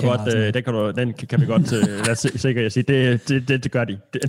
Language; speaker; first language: Danish; native; Danish